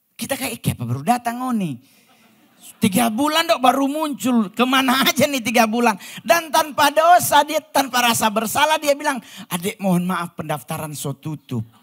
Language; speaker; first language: Indonesian; native; Indonesian